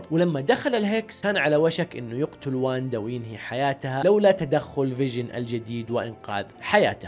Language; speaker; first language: Arabic; native; Arabic